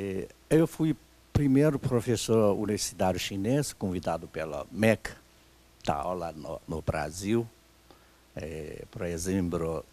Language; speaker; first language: Portuguese; non-native, fluent; Chinese